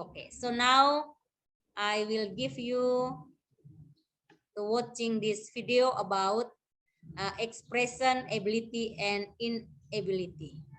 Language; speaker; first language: English; non-native, local second language; Indonesian